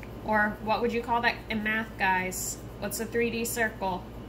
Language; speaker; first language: English; native; English